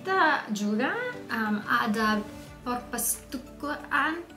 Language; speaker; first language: Indonesian; non-native, learner; English